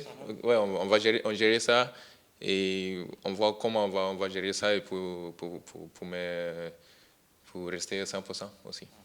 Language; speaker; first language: French; non-native, fluent; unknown